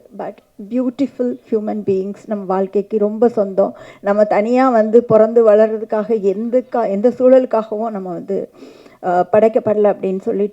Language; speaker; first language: Tamil; native; Tamil